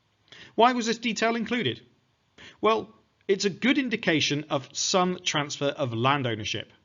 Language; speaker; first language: English; native; English